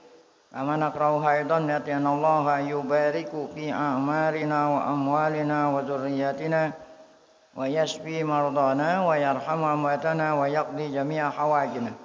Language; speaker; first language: Arabic; non-native, fluent; Indonesian